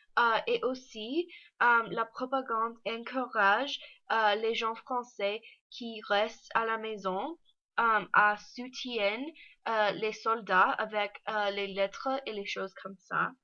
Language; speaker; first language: French; non-native, learner; English